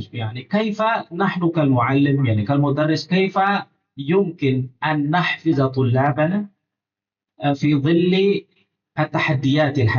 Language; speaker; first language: Arabic; non-native, fluent; Indonesian